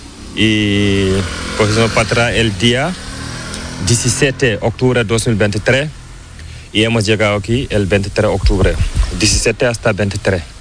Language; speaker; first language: Spanish; non-native, learner; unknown